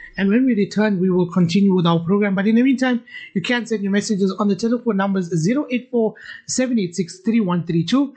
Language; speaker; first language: English; native; English